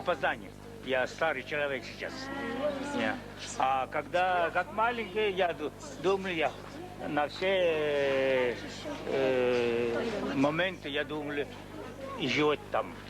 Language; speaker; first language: Russian; early bilingual, heritage; Russian